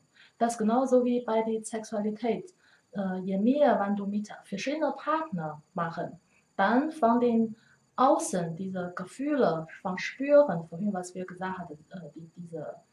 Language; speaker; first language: German; non-native, learner; Chinese